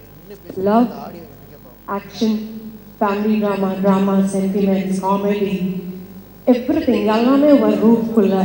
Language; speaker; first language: Tamil; non-native, fluent; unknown